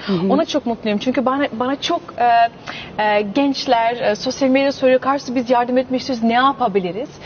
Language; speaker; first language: Turkish; early bilingual, heritage; Turkish